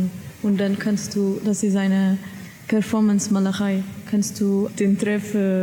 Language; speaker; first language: German; non-native, learner; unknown